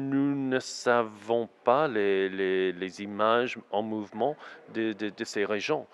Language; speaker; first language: French; non-native, learner; English